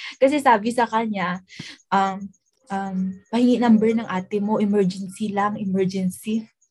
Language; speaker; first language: Filipino; non-native, local second language; Hiligaynon